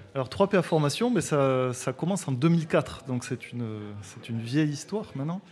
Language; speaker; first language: French; native; French